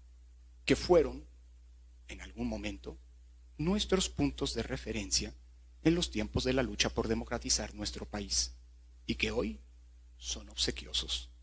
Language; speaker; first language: Spanish; native; Spanish